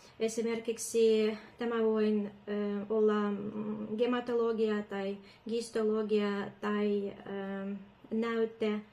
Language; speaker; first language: Finnish; non-native, learner; Ukrainian